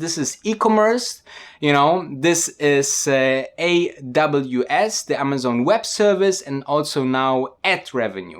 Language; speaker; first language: English; non-native, fluent; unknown